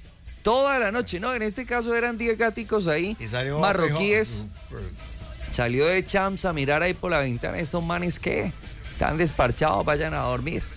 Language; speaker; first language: Spanish; native; Spanish